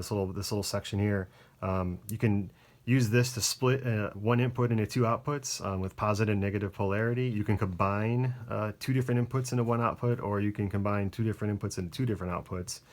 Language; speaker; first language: English; native; English